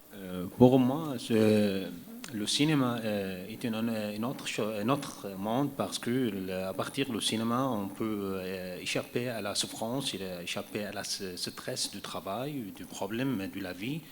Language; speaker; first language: French; non-native, learner; Arabic